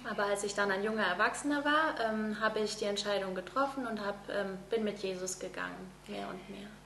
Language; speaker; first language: German; native; German